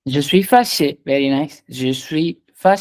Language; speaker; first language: French; non-native, fluent; Hindi